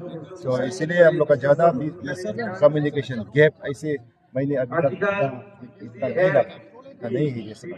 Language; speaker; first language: Hindi; non-native, learner; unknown